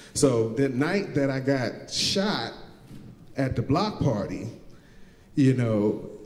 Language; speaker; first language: English; native; English